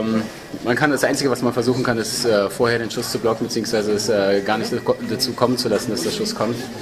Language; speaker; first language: German; native; German